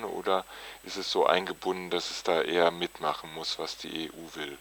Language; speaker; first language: German; native; German